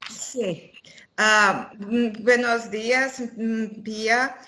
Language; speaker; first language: Spanish; non-native, learner; Portuguese